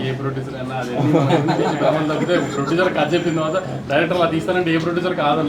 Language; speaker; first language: Telugu; native; Telugu